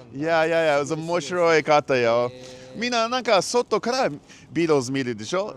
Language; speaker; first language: Japanese; non-native, learner; English